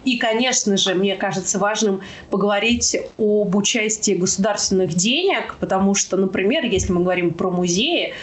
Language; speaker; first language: Russian; native; Russian